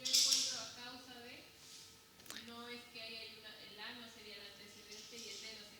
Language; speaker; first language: Spanish; native; Spanish